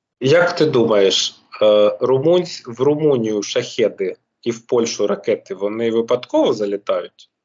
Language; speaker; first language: Ukrainian; native; Ukrainian